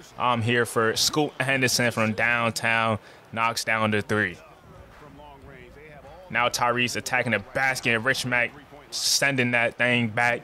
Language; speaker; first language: English; native; English